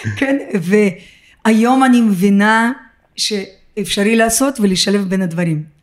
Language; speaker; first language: Hebrew; early bilingual, other home language; Russian